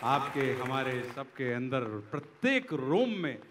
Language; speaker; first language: Hindi; native; Hindi